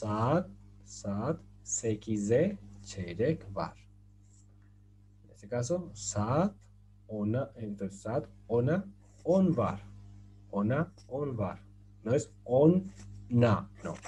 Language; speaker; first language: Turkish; non-native, fluent; Spanish